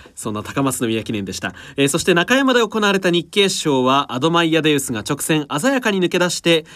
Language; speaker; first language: Japanese; native; Japanese